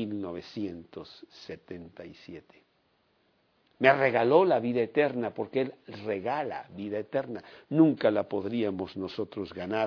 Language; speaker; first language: Spanish; native; Spanish